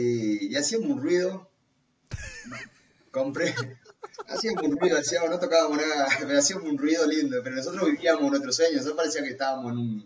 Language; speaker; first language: Spanish; native; Spanish